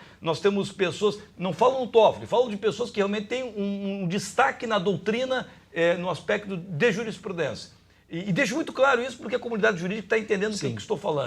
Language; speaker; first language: Portuguese; native; Portuguese